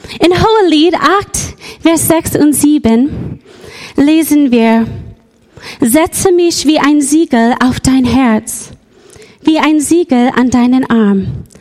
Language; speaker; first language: German; non-native, fluent; English